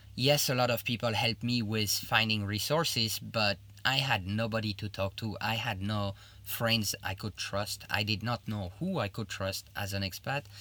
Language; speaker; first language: English; non-native, fluent; French